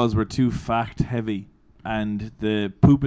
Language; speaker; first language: English; native; English